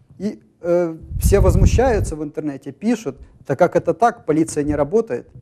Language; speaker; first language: Russian; native; Russian